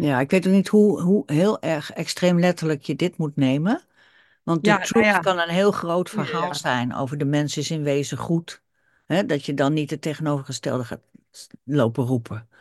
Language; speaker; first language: Dutch; native; Dutch